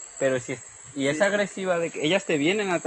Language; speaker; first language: Spanish; native; Spanish